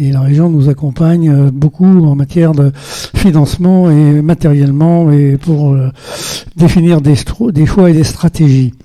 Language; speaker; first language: French; native; French